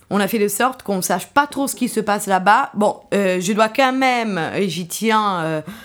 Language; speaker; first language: French; non-native, fluent; Italian